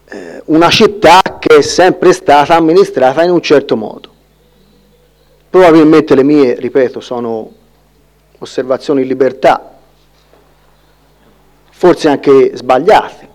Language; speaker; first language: Italian; native; Italian